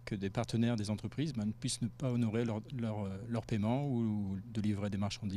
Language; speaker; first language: French; native; French